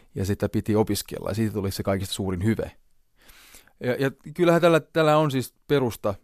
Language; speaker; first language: Finnish; non-native, local second language; Hebrew